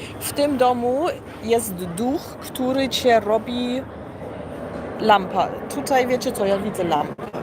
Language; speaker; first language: Polish; early bilingual, heritage; Polish